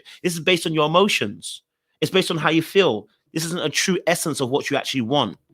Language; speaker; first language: English; native; English